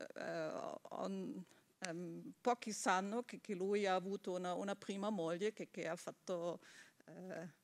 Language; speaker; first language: Italian; non-native, fluent; German